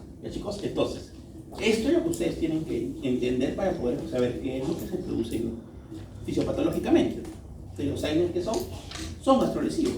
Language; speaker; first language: Spanish; native; Spanish